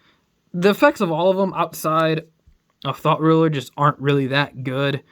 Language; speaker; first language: English; native; English